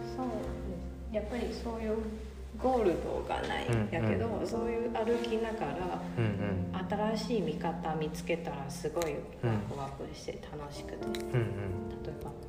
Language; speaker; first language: Japanese; non-native, fluent; Chinese